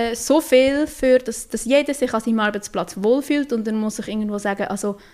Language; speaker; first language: German; native; German